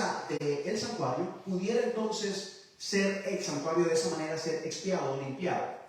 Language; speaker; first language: Spanish; native; Spanish